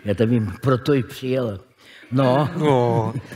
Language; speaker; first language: Czech; non-native, fluent; Russian